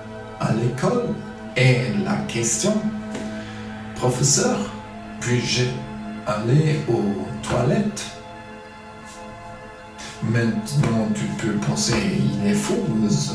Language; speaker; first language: French; non-native, fluent; German